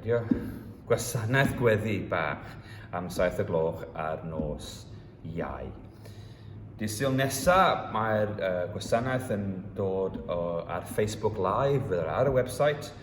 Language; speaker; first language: Welsh; early bilingual, heritage; Welsh